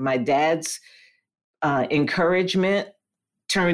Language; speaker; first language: English; native; English